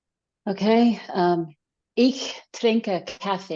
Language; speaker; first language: German; non-native, learner; English